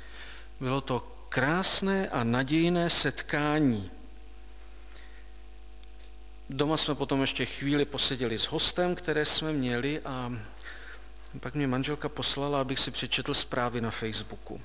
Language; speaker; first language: Czech; native; Czech